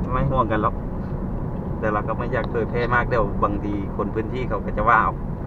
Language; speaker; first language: Thai; non-native, local second language; Northeastern Thai